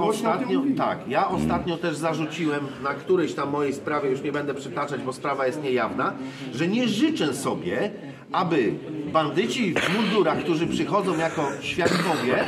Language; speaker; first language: Polish; native; Polish